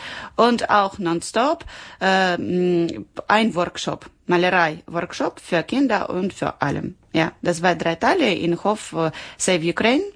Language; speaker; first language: German; non-native, learner; Ukrainian